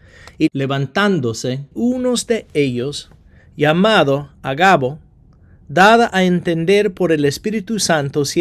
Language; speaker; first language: Spanish; non-native, fluent; English